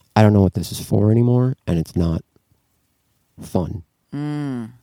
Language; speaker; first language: English; native; English